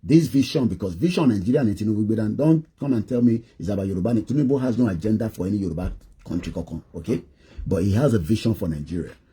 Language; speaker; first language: English; non-native, local second language; Yoruba